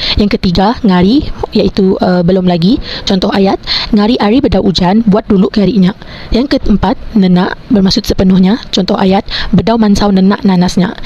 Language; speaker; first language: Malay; non-native, local second language; Iban